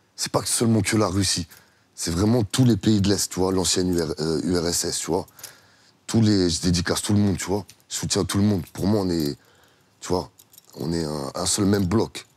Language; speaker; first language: French; early bilingual, other home language; Russian